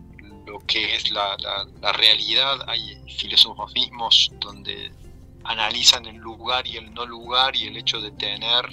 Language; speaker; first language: Spanish; native; Spanish